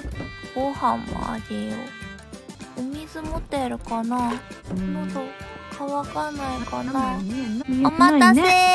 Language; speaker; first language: Japanese; native; Japanese